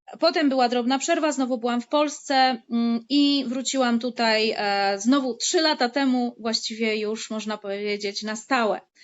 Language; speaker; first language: Polish; native; Polish